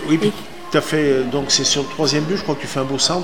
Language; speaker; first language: French; native; French